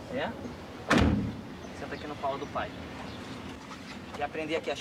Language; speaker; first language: Portuguese; native; Portuguese